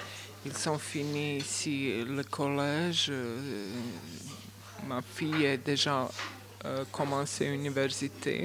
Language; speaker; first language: French; non-native, learner; Bosnian